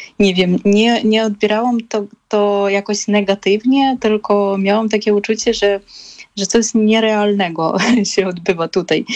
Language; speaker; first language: Polish; non-native, fluent; Russian